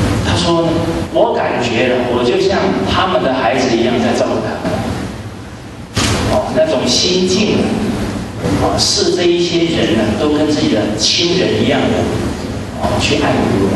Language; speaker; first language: Chinese; native; Chinese